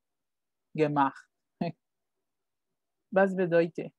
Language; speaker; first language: German; non-native, fluent; Spanish